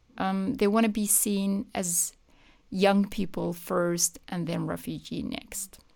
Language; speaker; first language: English; non-native, fluent; Persian